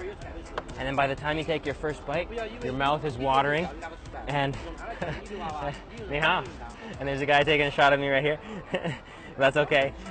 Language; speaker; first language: English; native; English